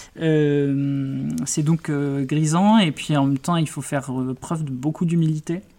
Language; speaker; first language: French; native; French